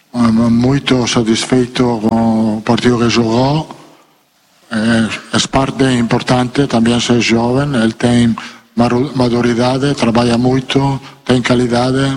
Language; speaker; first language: Portuguese; non-native, learner; Italian